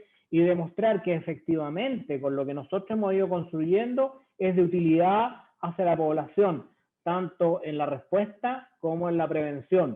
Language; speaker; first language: Spanish; native; Spanish